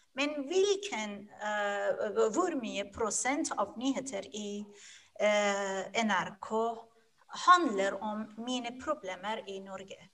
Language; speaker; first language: Norwegian; non-native, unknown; Persian